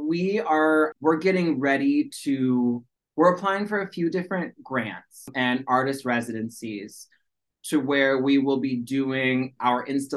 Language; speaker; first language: English; early bilingual, other home language; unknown